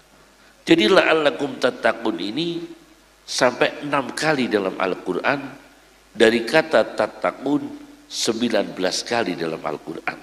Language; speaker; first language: Indonesian; native; Indonesian